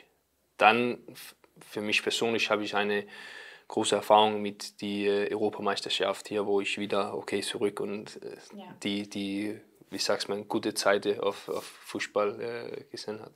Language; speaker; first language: German; non-native, learner; Danish